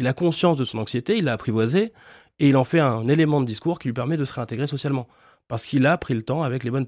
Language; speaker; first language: French; native; French